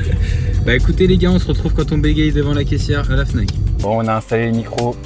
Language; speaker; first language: French; native; French